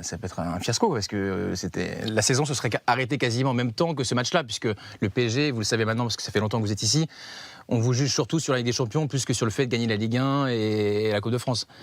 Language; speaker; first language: French; native; French